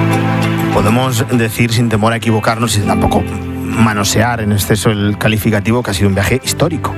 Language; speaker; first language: Spanish; native; Spanish